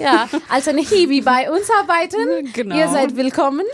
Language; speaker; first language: German; non-native, learner; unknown